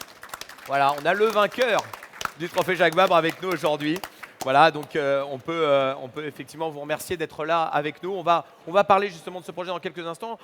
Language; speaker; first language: French; native; French